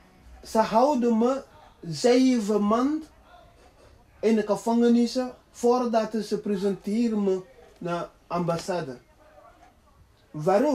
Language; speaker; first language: Dutch; non-native, learner; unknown